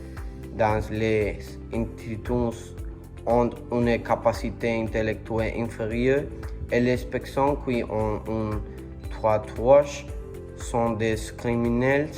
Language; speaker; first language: French; non-native, learner; Spanish